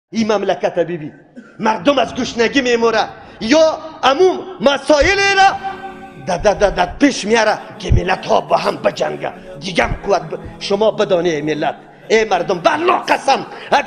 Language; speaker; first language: Persian; native; Persian